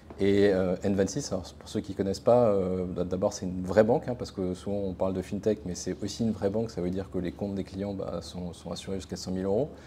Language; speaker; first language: French; native; French